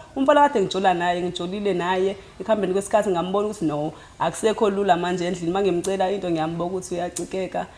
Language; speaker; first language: Zulu; non-native, local second language; Xhosa